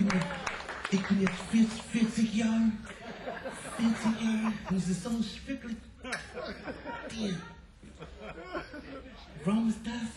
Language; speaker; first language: German; non-native, learner; English